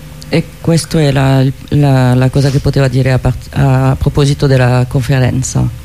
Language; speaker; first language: Italian; native; Italian